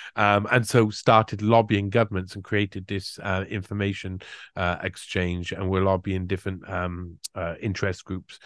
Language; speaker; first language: English; native; English